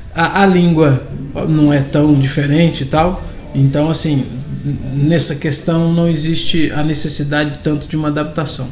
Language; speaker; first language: Portuguese; native; Portuguese